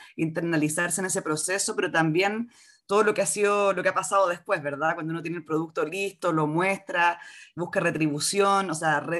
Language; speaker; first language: Spanish; native; Spanish